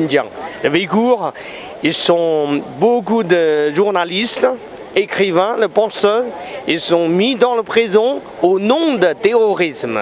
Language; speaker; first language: French; non-native, fluent; Chinese